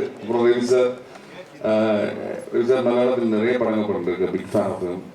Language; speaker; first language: Tamil; non-native, local second language; Malayalam